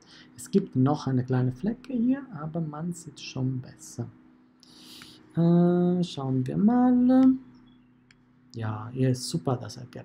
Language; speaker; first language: German; non-native, fluent; Italian